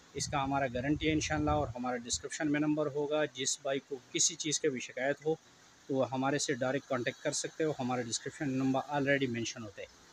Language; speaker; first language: Urdu; native; Urdu